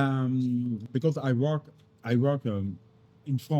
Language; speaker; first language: English; non-native, learner; French